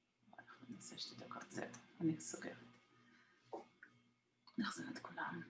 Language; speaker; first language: Hebrew; native; Hebrew